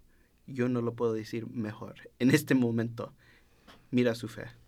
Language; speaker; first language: Spanish; non-native, learner; English